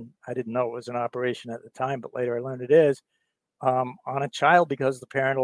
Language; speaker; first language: English; native; English